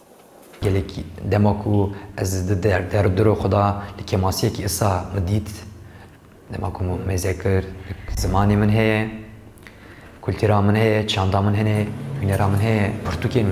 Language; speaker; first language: Kurdish; non-native, local second language; Turkish